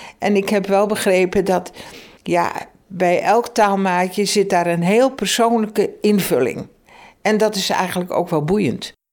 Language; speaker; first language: Dutch; native; Dutch